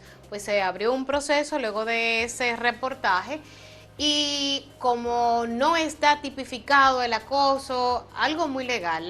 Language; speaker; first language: Spanish; native; Spanish